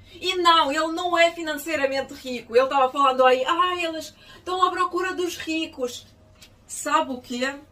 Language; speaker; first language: Portuguese; non-native, fluent; Ukrainian